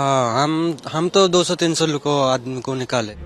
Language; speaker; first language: Hindi; non-native, local second language; Bangla